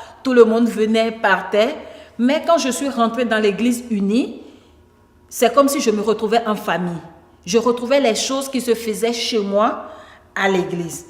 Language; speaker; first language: French; non-native, local second language; Ewe